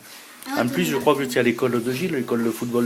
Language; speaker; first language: French; native; French